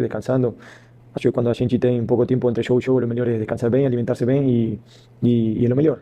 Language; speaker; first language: Portuguese; non-native, fluent; Spanish